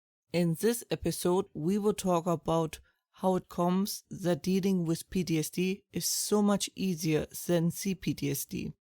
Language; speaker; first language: English; non-native, fluent; German